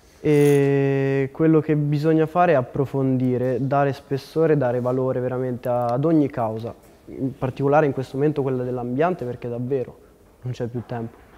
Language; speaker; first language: Italian; native; Italian